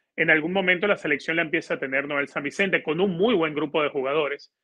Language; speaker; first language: Spanish; native; Spanish